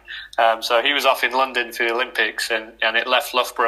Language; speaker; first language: English; native; English